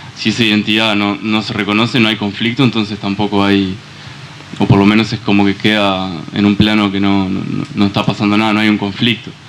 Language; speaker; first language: Spanish; native; Spanish